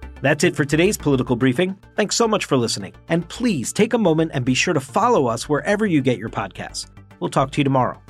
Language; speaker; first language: English; native; English